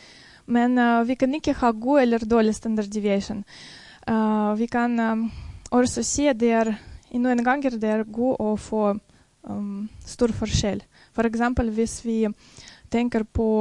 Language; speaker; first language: Norwegian; non-native, fluent; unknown